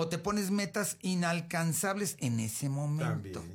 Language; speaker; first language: Spanish; native; Spanish